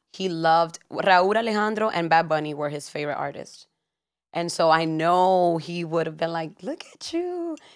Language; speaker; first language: English; early bilingual, other home language; Spanish